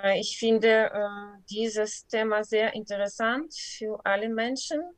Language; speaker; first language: German; non-native, learner; Ukrainian